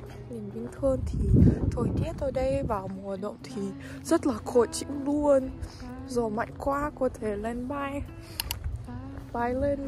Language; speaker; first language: Vietnamese; non-native, learner; Russian